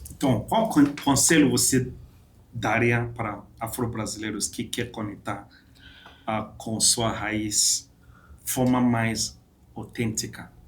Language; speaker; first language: Portuguese; non-native, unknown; Igbo